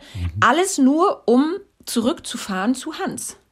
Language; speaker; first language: German; native; German